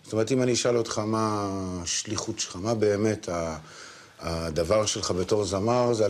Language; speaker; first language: Hebrew; native; Hebrew